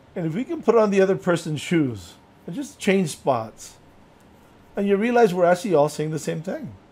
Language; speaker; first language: English; native; English